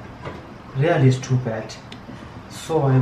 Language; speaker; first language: English; non-native, learner; Persian